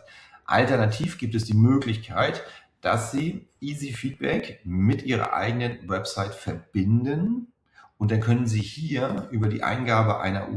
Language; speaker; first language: German; native; German